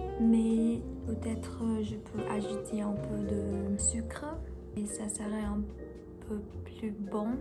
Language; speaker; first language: French; non-native, learner; English